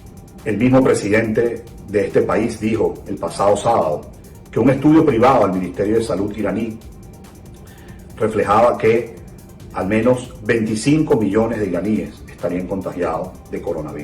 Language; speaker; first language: Spanish; native; Spanish